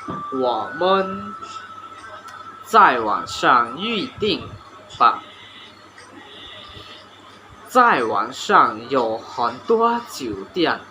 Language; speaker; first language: Chinese; non-native, learner; Hmong